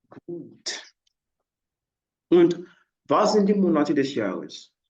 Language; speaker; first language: German; non-native, fluent; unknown